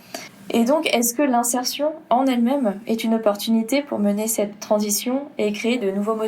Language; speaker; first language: French; native; French